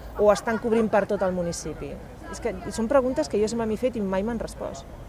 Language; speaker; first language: Catalan; non-native, local second language; Spanish